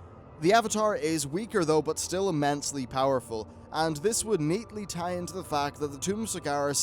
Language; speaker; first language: English; native; English